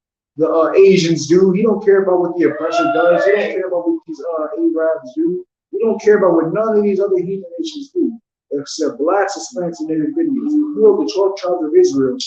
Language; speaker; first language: English; native; English